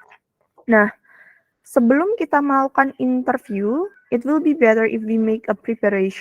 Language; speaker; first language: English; non-native, fluent; Indonesian